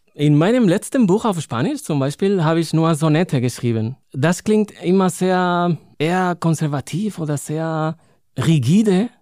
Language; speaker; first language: German; non-native, fluent; Spanish